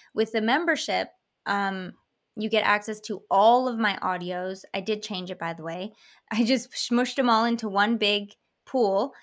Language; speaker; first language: English; native; English